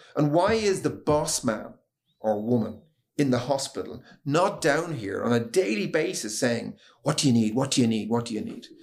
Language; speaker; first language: English; native; English